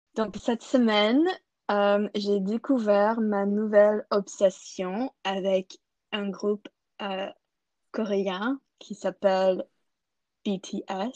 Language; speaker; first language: French; non-native, learner; English